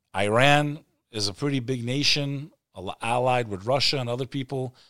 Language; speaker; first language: English; native; English